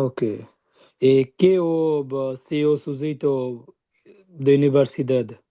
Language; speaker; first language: Portuguese; non-native, learner; Bangla